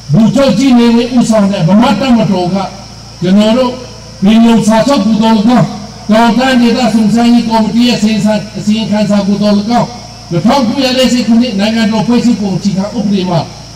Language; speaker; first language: Burmese; non-native, local second language; Hakha Chin